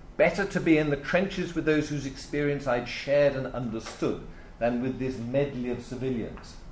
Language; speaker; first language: English; native; English